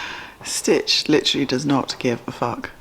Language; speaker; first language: English; native; English